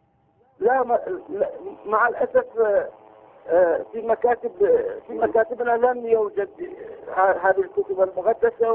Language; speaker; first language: Arabic; non-native, learner; Persian